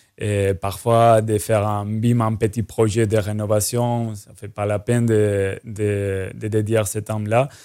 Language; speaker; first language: French; non-native, fluent; Spanish